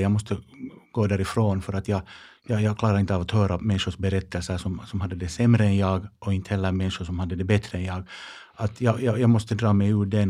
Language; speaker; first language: Swedish; non-native, local second language; Finnish